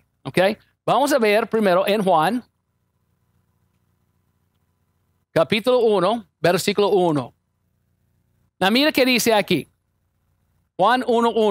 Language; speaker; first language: Spanish; non-native, fluent; English